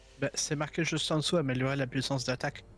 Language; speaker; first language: French; native; French